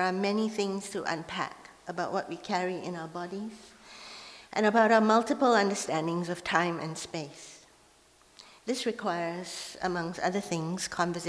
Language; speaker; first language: English; non-native, local second language; Min Nan Chinese